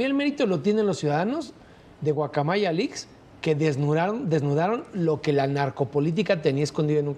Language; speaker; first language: Spanish; native; Spanish